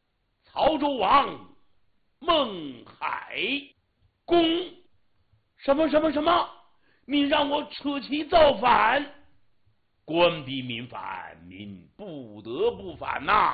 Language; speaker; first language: Chinese; native; Chinese